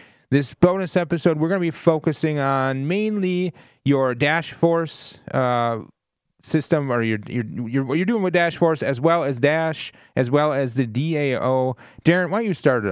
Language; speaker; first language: English; native; English